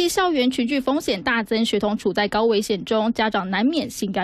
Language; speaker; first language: Chinese; native; Chinese